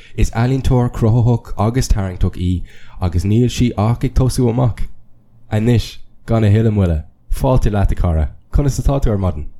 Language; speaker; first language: Irish; non-native, local second language; English